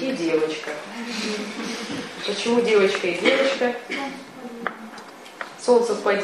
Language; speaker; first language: Russian; native; Russian